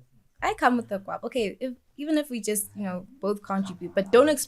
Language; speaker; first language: English; non-native, local second language; Swati